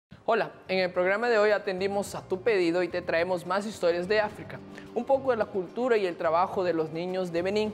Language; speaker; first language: Spanish; native; Spanish